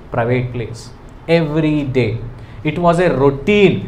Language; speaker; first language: English; non-native, local second language; Telugu